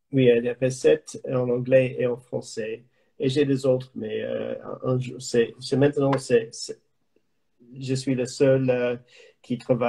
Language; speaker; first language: French; non-native, learner; English